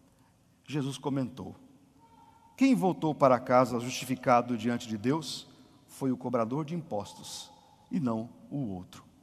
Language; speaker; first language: Portuguese; native; Portuguese